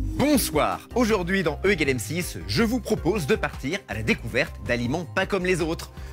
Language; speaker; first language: French; native; French